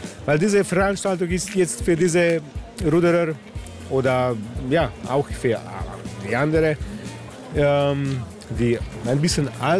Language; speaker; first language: German; non-native, learner; Slovenian